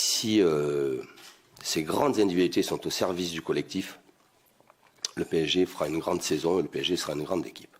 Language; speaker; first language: French; native; French